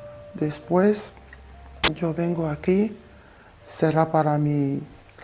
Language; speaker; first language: Spanish; non-native, learner; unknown